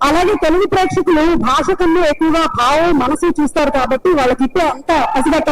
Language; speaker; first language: Telugu; native; Telugu